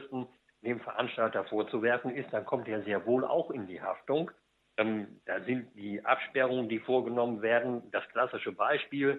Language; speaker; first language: German; native; German